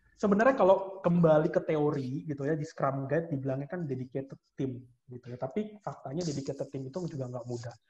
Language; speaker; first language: Indonesian; native; Indonesian